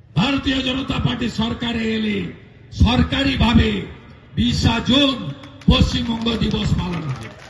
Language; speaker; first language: Bangla; native; Bangla